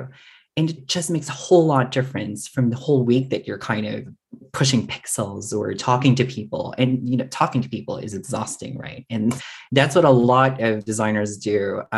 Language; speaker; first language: English; non-native, local second language; Filipino